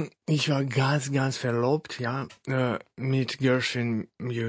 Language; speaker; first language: German; non-native, fluent; Russian